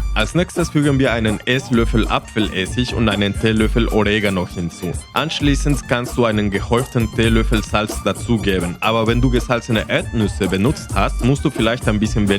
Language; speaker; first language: German; non-native, fluent; Spanish